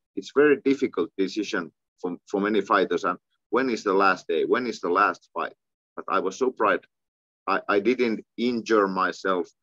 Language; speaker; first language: English; non-native, fluent; Finnish